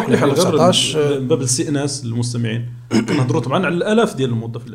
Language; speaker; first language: Arabic; native; Arabic